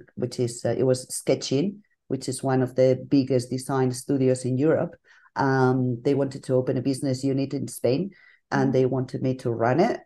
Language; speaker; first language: English; non-native, fluent; Spanish